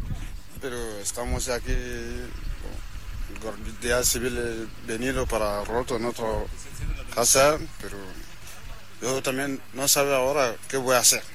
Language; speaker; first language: Spanish; non-native, learner; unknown